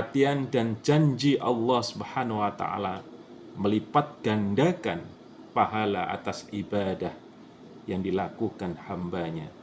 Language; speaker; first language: Indonesian; native; Indonesian